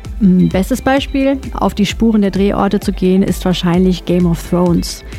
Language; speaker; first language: German; native; German